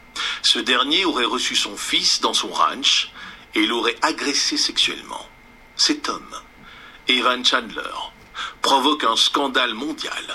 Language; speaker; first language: French; native; French